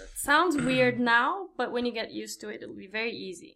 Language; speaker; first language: English; non-native, fluent; Turkish